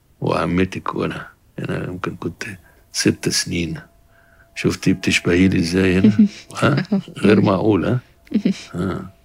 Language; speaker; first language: Arabic; native; Arabic